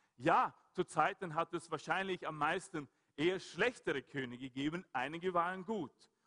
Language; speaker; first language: German; non-native, fluent; Swedish